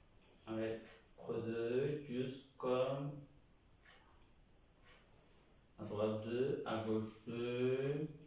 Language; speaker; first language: French; non-native, fluent; Spanish